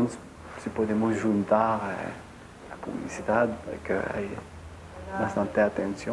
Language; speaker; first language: Spanish; non-native, learner; French